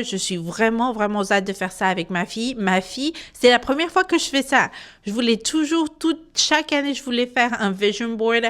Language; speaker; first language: French; non-native, fluent; Spanish